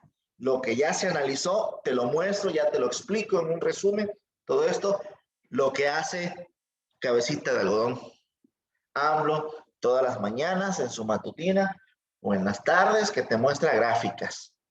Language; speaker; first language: Spanish; native; Spanish